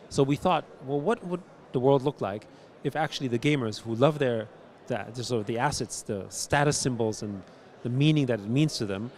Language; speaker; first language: English; early bilingual, other home language; German